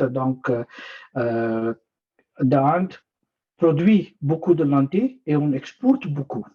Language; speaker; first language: French; non-native, learner; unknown